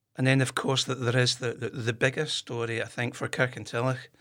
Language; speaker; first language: English; native; English